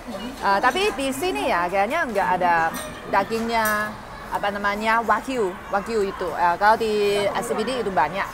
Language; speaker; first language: Indonesian; non-native, fluent; Chinese